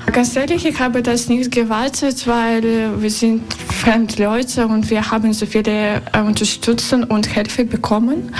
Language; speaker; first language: German; non-native, learner; Russian